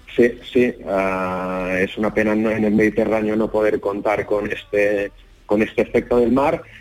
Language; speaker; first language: Spanish; native; Spanish